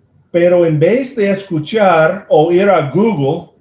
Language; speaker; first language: Spanish; non-native, fluent; English